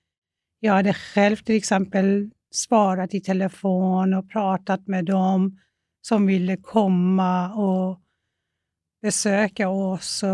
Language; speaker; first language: Swedish; non-native, fluent; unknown